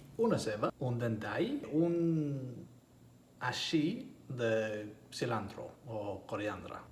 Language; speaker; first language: Catalan; non-native, learner; Spanish